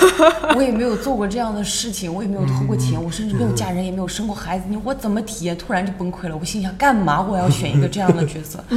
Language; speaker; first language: Chinese; non-native, local second language; Wu Chinese